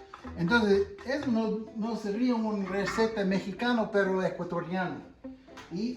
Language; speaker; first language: Spanish; non-native, fluent; English